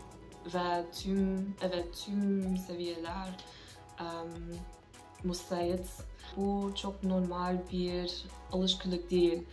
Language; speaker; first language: Turkish; non-native, learner; English